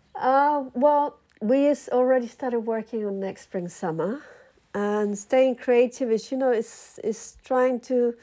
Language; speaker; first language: English; early bilingual, other home language; Spanish